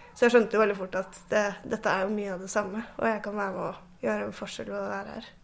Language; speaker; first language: Norwegian; native; Norwegian